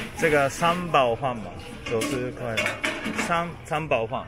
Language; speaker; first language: Chinese; non-native, learner; Japanese